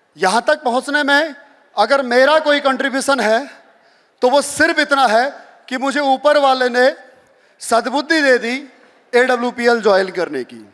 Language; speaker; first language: Hindi; native; Hindi